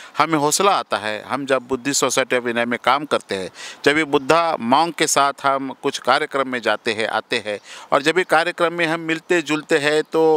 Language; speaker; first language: Hindi; non-native, local second language; Marathi